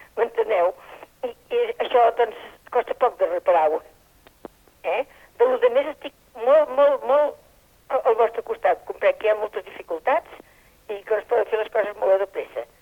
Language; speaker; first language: Catalan; native; Catalan